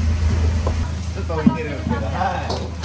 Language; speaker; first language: Japanese; native; Japanese